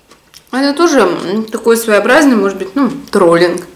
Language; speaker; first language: Russian; native; Russian